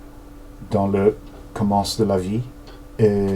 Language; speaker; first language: French; non-native, learner; Portuguese